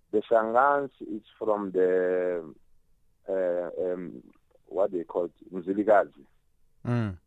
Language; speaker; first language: English; non-native, local second language; Tsonga